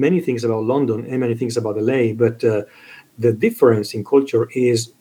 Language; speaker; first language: English; non-native, fluent; Italian